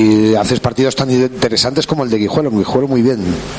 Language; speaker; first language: Spanish; native; Spanish